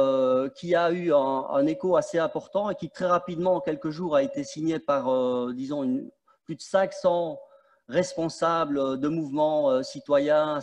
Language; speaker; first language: French; native; French